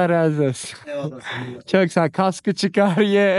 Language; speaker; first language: Turkish; native; Turkish